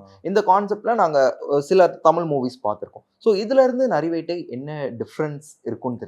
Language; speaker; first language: Tamil; native; Tamil